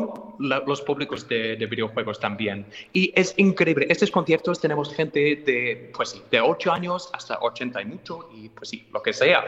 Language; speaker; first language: Spanish; non-native, fluent; English